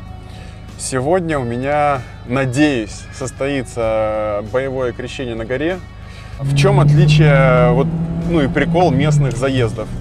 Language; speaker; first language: Russian; native; Russian